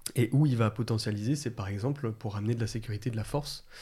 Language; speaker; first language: French; native; French